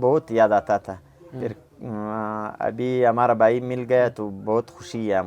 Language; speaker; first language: Hindi; non-native, local second language; Pashto